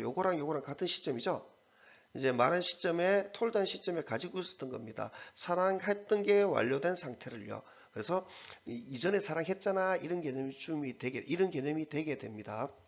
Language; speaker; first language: Korean; native; Korean